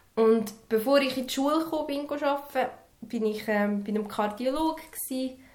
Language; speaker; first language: German; early bilingual, other home language; Serbian